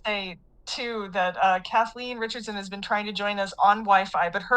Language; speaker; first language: English; native; English